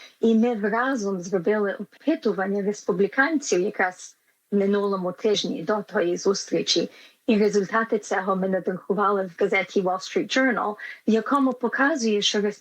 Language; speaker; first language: Ukrainian; early bilingual, heritage; Ukrainian